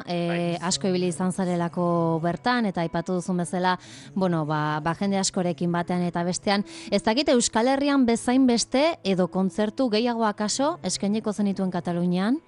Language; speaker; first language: Basque; native; Basque